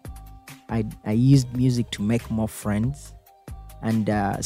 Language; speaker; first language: English; non-native, local second language; Ganda